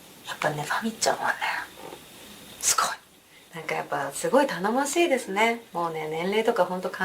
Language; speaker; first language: Japanese; native; Japanese